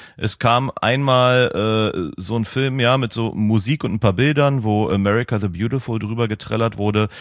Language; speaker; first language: German; native; German